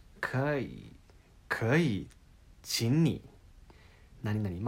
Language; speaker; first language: Chinese; non-native, learner; Japanese